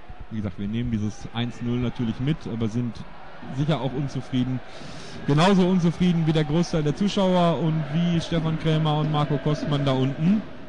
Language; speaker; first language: German; native; German